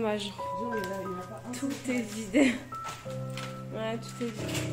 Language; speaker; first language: French; native; French